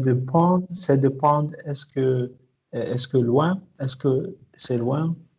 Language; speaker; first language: French; non-native, learner; Arabic